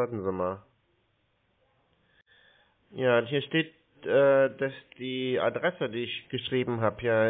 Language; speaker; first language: German; native; German